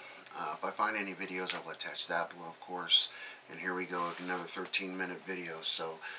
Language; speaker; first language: English; native; English